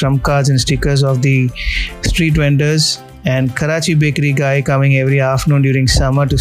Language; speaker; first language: English; non-native, local second language; Tamil